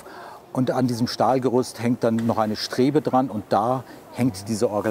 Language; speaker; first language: German; native; German